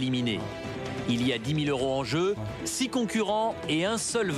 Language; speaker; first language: French; native; French